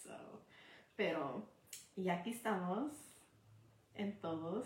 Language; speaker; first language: Spanish; early bilingual, heritage; Spanish